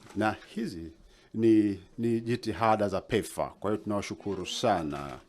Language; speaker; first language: Swahili; native; Swahili